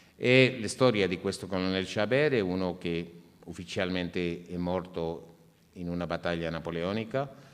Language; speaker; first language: Italian; non-native, fluent; Spanish